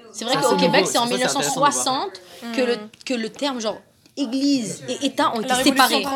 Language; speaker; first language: French; native; French